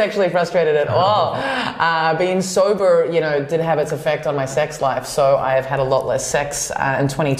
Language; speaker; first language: English; native; English